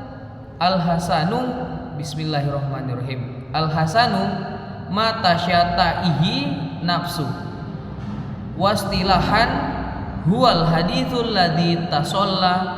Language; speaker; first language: Arabic; non-native, learner; Indonesian